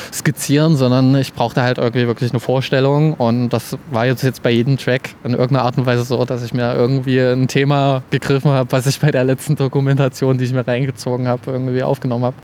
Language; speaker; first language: German; native; German